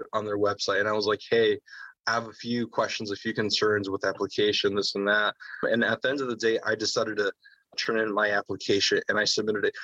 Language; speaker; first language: English; native; English